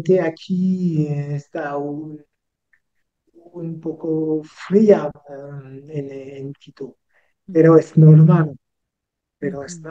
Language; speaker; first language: Spanish; non-native, learner; French